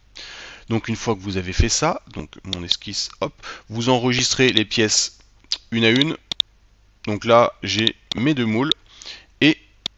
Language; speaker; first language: French; native; French